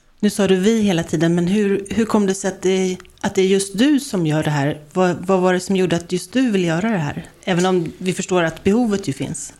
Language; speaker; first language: Swedish; native; Swedish